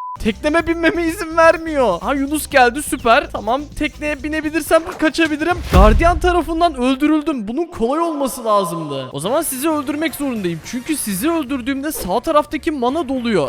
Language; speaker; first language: Turkish; native; Turkish